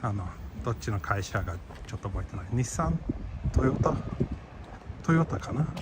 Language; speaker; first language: Japanese; non-native, fluent; Swedish